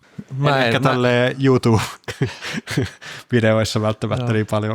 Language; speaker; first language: Finnish; native; Finnish